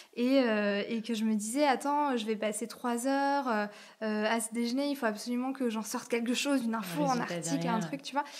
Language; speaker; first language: French; native; French